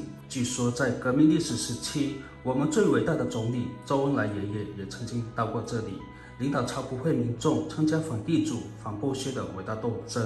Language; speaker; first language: Chinese; non-native, local second language; Min Nan Chinese